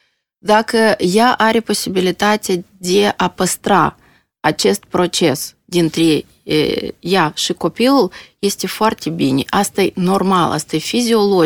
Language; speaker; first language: Romanian; non-native, local second language; Russian